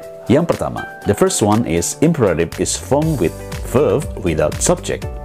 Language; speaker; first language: English; non-native, fluent; Indonesian